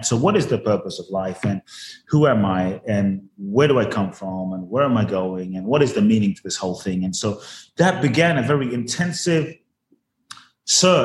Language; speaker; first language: English; native; English